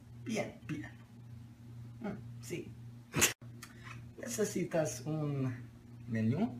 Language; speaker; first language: Spanish; non-native, learner; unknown